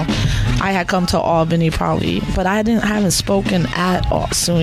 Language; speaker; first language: English; native; English